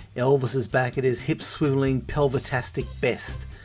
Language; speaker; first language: English; native; English